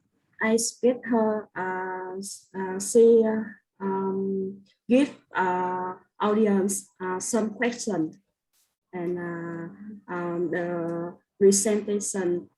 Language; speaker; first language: English; non-native, learner; Vietnamese